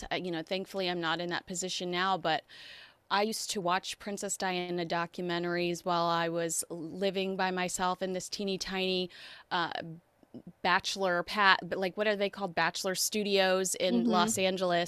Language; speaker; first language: English; native; English